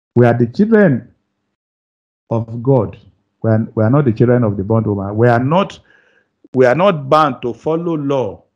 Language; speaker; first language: English; non-native, local second language; Yoruba